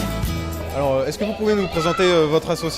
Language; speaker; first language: French; native; French